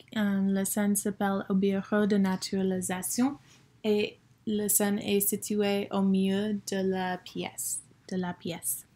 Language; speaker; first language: French; non-native, learner; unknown